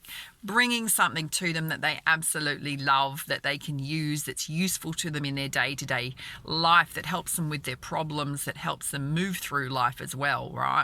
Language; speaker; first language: English; native; English